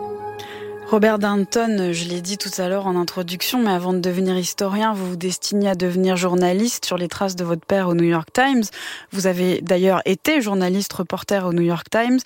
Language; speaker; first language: French; native; French